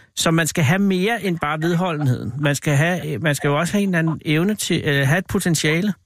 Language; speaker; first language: Danish; native; Danish